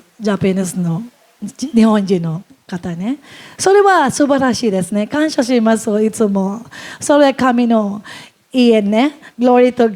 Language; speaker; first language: Japanese; non-native, learner; Filipino